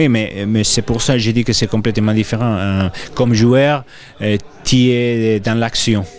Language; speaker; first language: French; non-native, fluent; Spanish